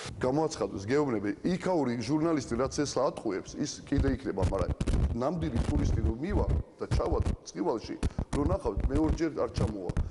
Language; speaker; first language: Georgian; non-native, local second language; Ossetic